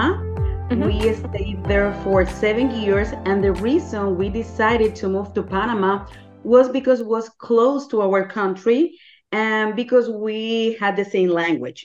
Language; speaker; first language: English; non-native, fluent; Spanish